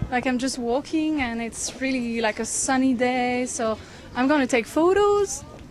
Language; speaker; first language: English; non-native, fluent; French